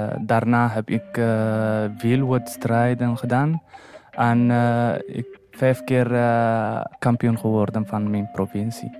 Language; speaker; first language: Dutch; non-native, learner; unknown